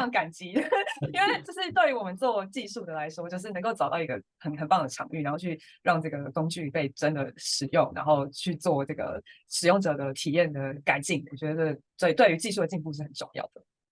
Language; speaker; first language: Chinese; native; Chinese